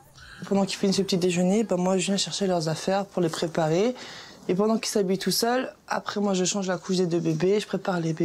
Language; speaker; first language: French; native; French